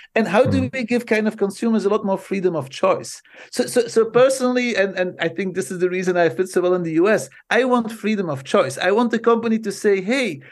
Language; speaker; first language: English; non-native, fluent; Dutch